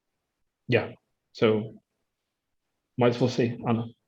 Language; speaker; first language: Portuguese; non-native, fluent; German